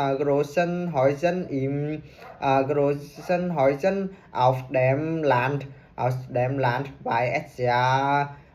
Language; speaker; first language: German; non-native, learner; Vietnamese